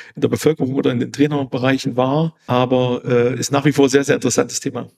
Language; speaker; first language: German; native; German